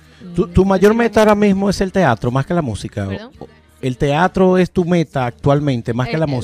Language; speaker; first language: Spanish; native; Spanish